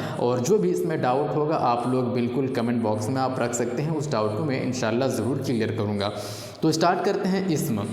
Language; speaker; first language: Urdu; native; Urdu